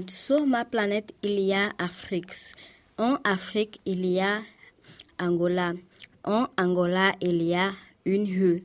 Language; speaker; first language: French; non-native, learner; Portuguese